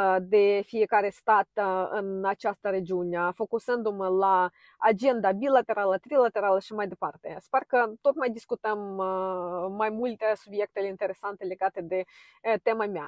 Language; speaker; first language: Romanian; non-native, fluent; Ukrainian